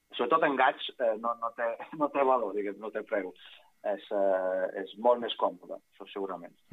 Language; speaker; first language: Catalan; non-native, fluent; Italian